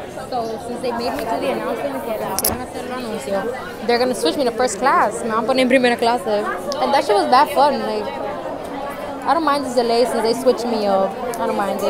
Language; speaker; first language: English; early bilingual, other home language; Spanish